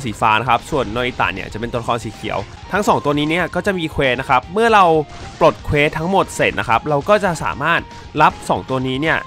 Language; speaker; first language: Thai; native; Thai